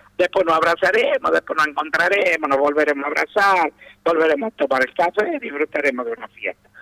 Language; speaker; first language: Spanish; native; Spanish